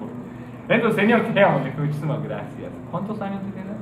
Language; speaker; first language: Spanish; non-native, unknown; Japanese